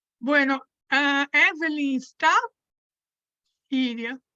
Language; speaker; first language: Spanish; non-native, fluent; Portuguese